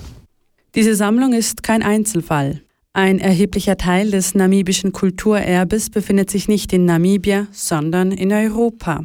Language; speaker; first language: German; native; German